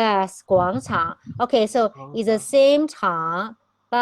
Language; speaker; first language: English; non-native, fluent; Chinese